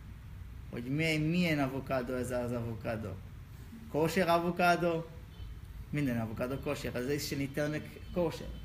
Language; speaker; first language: Hungarian; non-native, learner; Hebrew